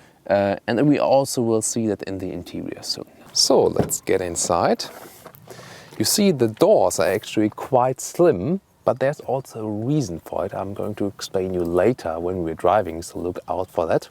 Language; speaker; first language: English; non-native, fluent; German